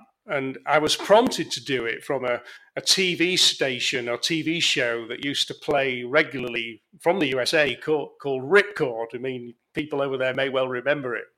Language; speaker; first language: English; native; English